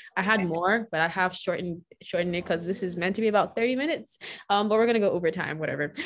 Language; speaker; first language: English; non-native, local second language; Yoruba